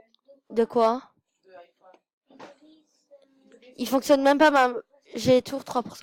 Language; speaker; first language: French; native; French